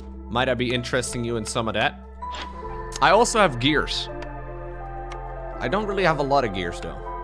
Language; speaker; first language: English; non-native, fluent; Dutch